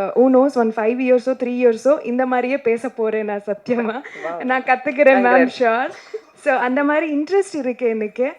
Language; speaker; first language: Tamil; non-native, learner; Kannada